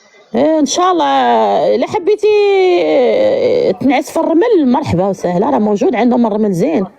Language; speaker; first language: Arabic; native; Arabic